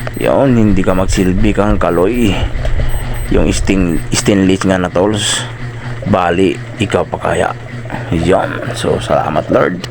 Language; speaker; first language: Filipino; non-native, local second language; Surigaonon